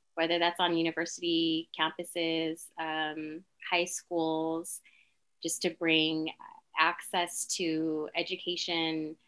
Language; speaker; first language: English; native; English